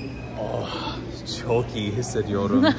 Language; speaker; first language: Turkish; non-native, learner; English